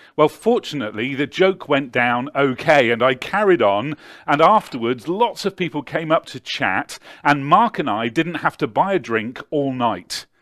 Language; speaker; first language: English; native; English